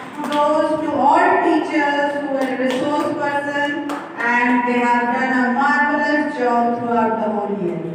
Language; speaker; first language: English; non-native, local second language; Hindi